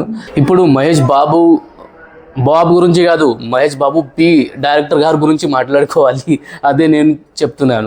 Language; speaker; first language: Telugu; non-native, learner; Marathi